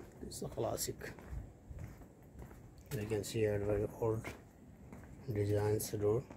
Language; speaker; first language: English; non-native, learner; Nepali